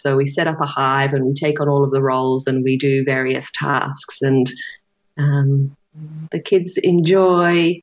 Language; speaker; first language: English; native; English